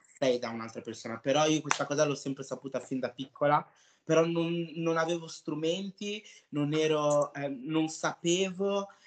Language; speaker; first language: Italian; early bilingual, other home language; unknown